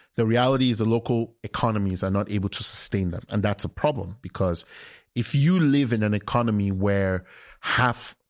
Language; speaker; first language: English; non-native, local second language; Yoruba